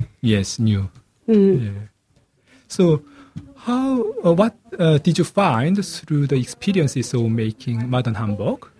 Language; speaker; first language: English; non-native, learner; Korean